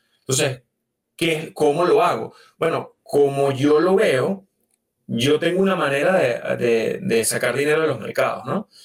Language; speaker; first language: Spanish; native; Spanish